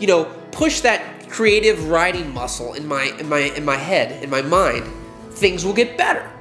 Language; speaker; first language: English; native; English